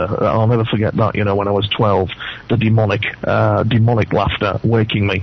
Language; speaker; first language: English; native; English